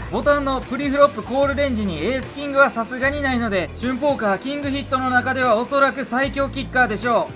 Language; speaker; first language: Japanese; native; Japanese